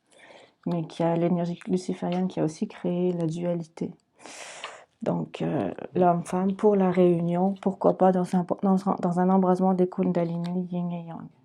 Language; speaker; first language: French; native; French